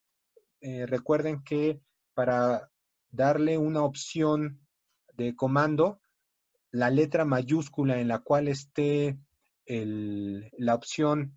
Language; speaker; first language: Spanish; native; Spanish